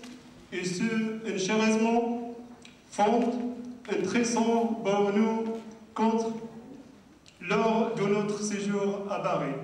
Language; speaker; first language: French; non-native, learner; Arabic